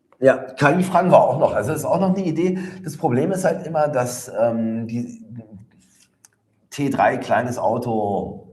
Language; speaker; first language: German; native; German